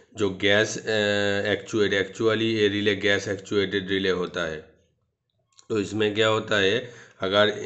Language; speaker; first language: Hindi; non-native, local second language; Bangla